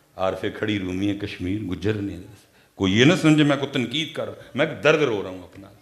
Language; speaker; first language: Urdu; non-native, local second language; Punjabi